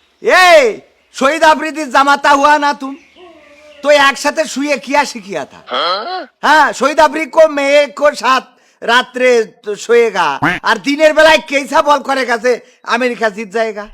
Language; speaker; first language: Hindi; non-native, learner; Bangla